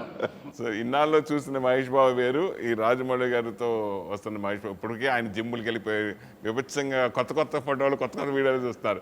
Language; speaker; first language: Telugu; native; Telugu